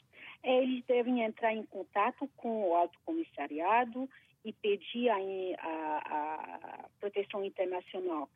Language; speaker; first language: Portuguese; non-native, fluent; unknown